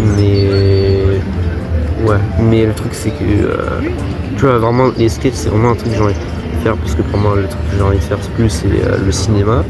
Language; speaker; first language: French; early bilingual, other home language; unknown